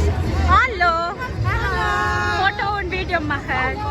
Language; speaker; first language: German; non-native, learner; Tamil